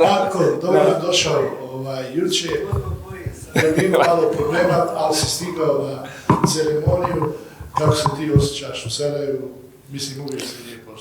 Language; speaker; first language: Bosnian; native; Bosnian